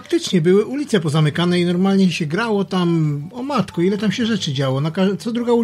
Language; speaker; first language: Polish; native; Polish